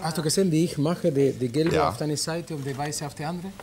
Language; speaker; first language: German; non-native, fluent; Spanish